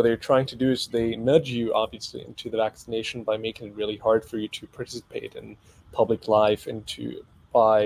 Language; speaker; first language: English; non-native, fluent; German